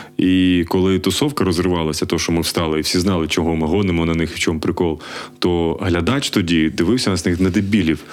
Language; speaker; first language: Ukrainian; native; Ukrainian